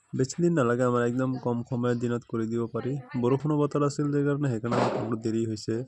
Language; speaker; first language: Assamese; non-native, local second language; Bangla